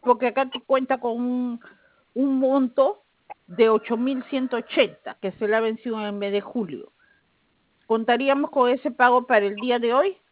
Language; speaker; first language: Spanish; native; Spanish